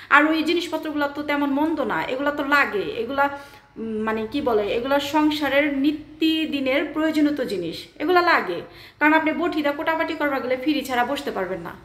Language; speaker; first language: Bangla; native; Bangla